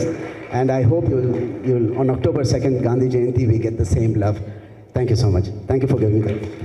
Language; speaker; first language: Tamil; non-native, local second language; Telugu